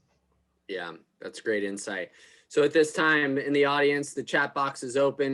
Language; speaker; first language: English; native; English